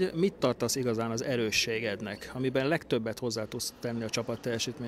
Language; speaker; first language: Hungarian; native; Hungarian